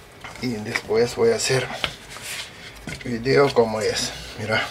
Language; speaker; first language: Spanish; non-native, fluent; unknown